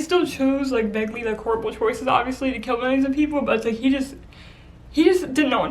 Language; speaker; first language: English; native; English